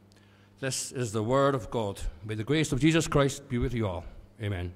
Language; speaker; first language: English; native; English